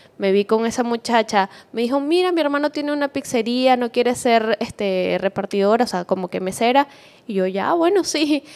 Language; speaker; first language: Spanish; native; Spanish